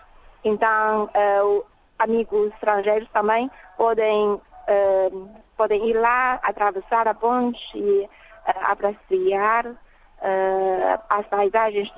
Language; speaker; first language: Portuguese; non-native, fluent; Chinese